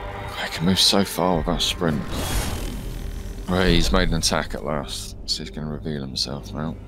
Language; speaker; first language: English; native; English